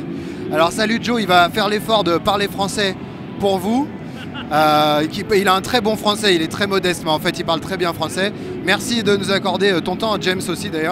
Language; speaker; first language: French; native; French